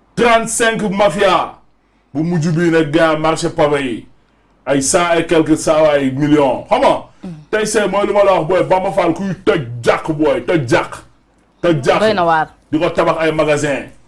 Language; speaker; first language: Wolof; native; Wolof